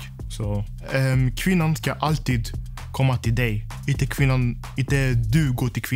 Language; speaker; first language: Swedish; non-native, fluent; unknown